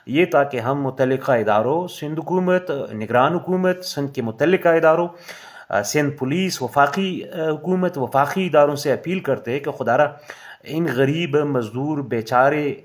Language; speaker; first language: Urdu; non-native, local second language; Pashto